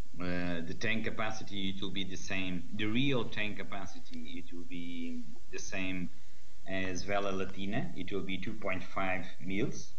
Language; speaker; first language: English; non-native, learner; Portuguese